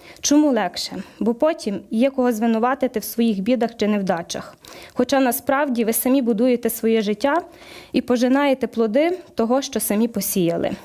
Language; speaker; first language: Ukrainian; native; Ukrainian